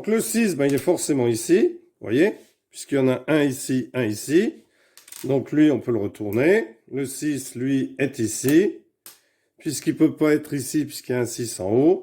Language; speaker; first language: French; native; French